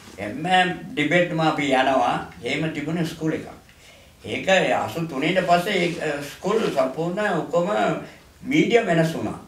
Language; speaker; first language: Sinhala; non-native, local second language; Tamil